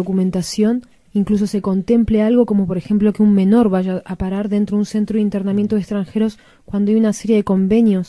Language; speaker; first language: Spanish; native; Spanish